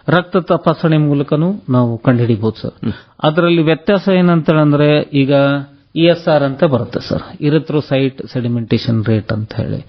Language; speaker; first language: Kannada; native; Kannada